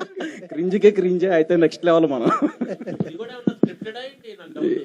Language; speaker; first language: Telugu; native; Telugu